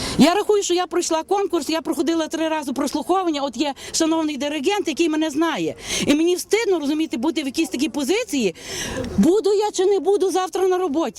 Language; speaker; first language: Ukrainian; native; Ukrainian